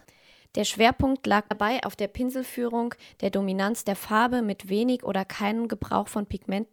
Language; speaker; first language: German; native; German